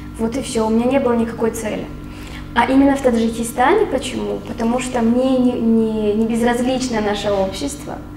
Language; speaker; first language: Russian; non-native, local second language; Tajik